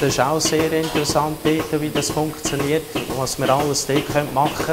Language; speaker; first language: German; early bilingual, heritage; German